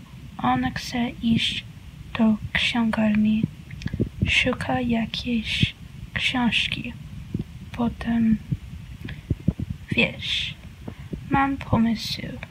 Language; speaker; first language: Polish; non-native, learner; English